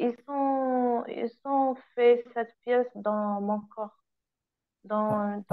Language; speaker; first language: French; non-native, learner; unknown